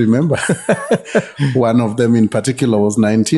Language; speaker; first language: English; non-native, local second language; Luo (Kenya and Tanzania)